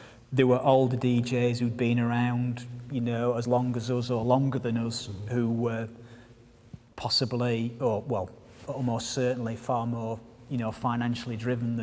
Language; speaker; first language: English; native; English